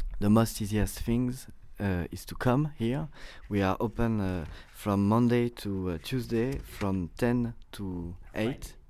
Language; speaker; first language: English; non-native, fluent; French